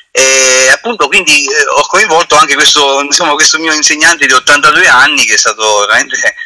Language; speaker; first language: Italian; native; Italian